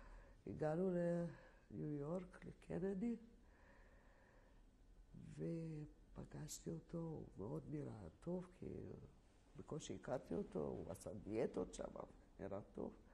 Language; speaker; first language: Hebrew; non-native, fluent; Polish